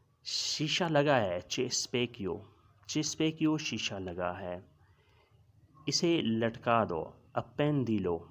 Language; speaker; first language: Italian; non-native, learner; Urdu